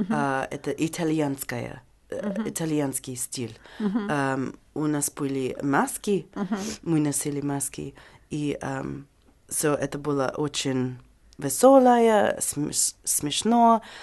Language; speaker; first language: Russian; non-native, learner; English